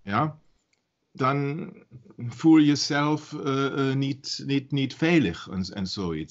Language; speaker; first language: Dutch; non-native, learner; German